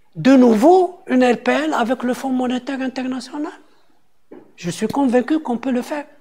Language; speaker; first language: French; non-native, local second language; Arabic